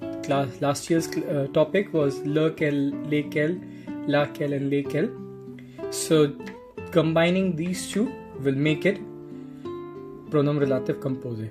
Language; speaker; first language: English; non-native, local second language; Hindi